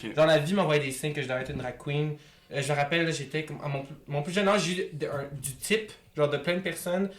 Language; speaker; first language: French; native; French